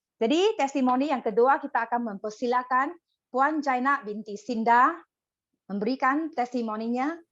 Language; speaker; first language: Malay; non-native, local second language; Min Nan Chinese